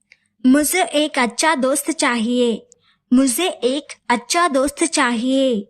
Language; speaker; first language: Hindi; non-native, local second language; Telugu